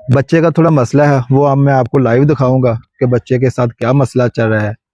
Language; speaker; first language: Urdu; non-native, local second language; Punjabi